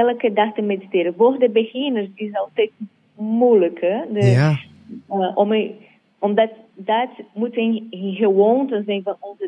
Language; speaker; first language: Dutch; non-native, learner; Portuguese